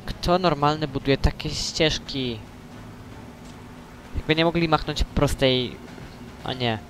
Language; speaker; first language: Polish; native; Polish